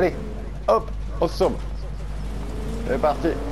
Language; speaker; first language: French; native; French